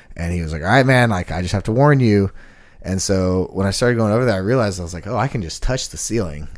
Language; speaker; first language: English; native; English